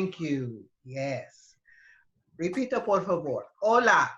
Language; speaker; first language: Spanish; non-native, fluent; English